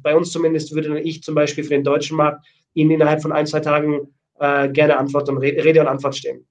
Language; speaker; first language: German; native; German